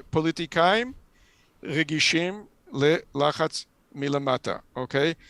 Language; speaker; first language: Hebrew; non-native, fluent; English